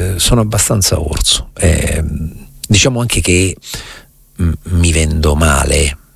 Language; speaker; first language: Italian; native; Italian